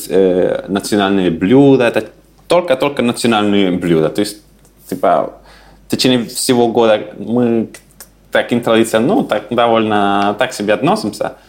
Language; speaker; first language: Russian; non-native, fluent; Spanish